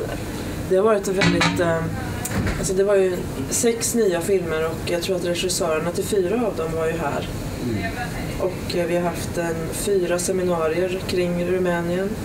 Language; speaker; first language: Swedish; native; Swedish